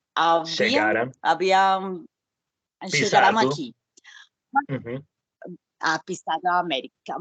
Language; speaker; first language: Portuguese; non-native, learner; Spanish